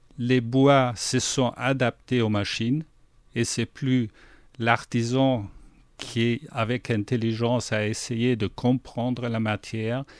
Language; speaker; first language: French; non-native, fluent; German